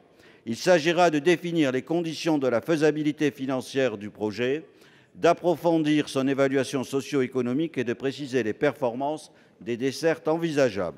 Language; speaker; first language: French; native; French